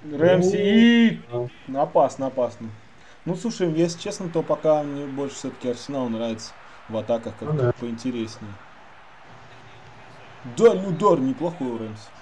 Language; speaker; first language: Russian; native; Russian